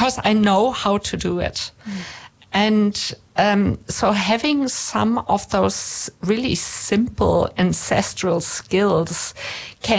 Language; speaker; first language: English; non-native, fluent; German